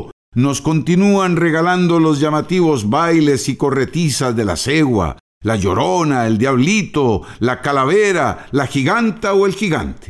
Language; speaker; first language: Spanish; native; Spanish